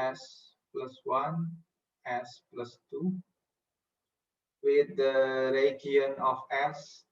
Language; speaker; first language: English; non-native, fluent; Indonesian